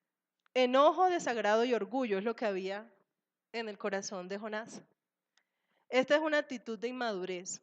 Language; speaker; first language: Spanish; native; Spanish